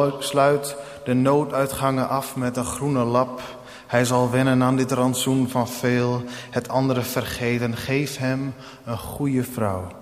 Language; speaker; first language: Dutch; non-native, local second language; Western Frisian